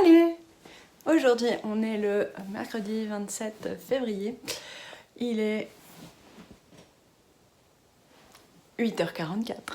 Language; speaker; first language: French; native; French